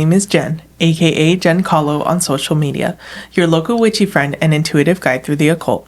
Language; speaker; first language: English; native; English